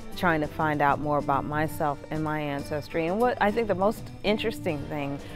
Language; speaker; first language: English; native; English